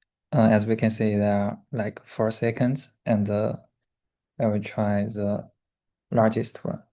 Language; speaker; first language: English; non-native, learner; Chinese